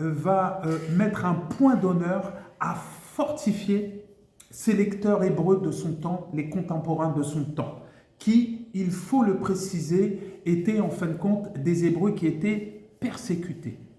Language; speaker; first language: French; native; French